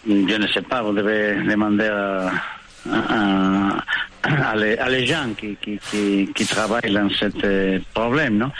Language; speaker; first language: French; non-native, fluent; Spanish